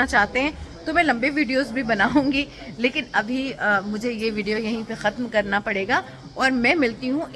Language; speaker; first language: Hindi; native; Hindi